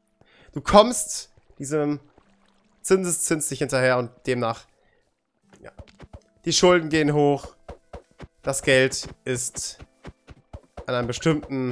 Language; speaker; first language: German; native; German